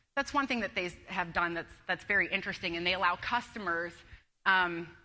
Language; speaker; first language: English; native; English